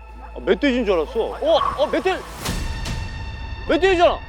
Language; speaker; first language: Korean; native; Korean